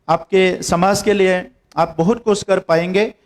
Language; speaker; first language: Hindi; non-native, local second language; Assamese